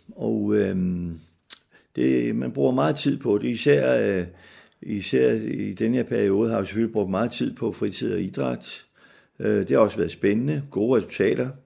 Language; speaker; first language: Danish; native; Danish